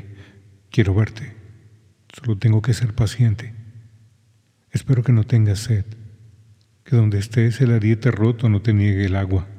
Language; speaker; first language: Spanish; native; Spanish